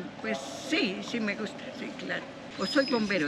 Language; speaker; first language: Spanish; native; Spanish